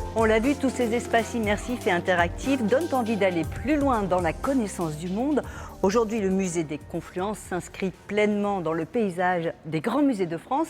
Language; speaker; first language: French; native; French